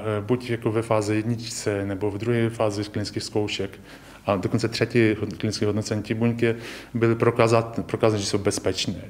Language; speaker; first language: Czech; non-native, fluent; Ukrainian